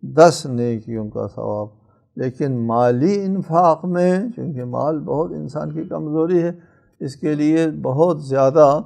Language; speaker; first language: Urdu; native; Urdu